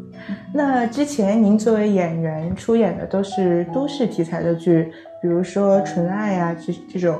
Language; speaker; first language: Chinese; native; Chinese